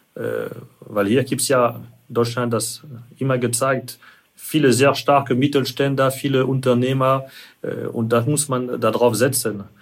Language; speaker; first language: German; non-native, fluent; French